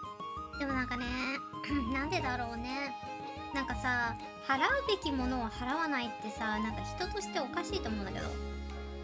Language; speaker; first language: Japanese; native; Japanese